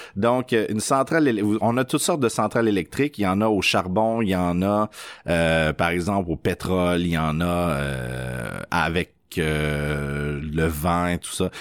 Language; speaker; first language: French; native; French